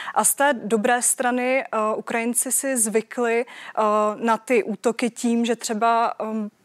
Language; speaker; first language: Czech; non-native, fluent; Ukrainian